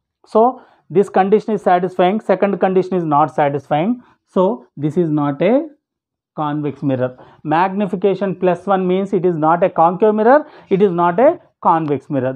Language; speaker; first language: English; non-native, local second language; Telugu